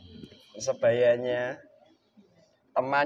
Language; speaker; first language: Indonesian; native; Indonesian